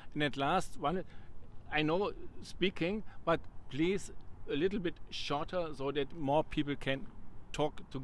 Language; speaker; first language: English; non-native, learner; German